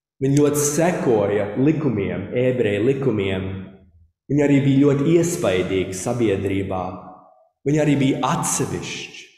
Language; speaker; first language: Latvian; early bilingual, heritage; Latvian